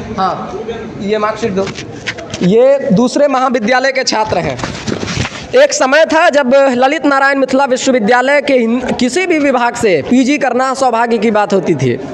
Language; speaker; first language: Hindi; native; Hindi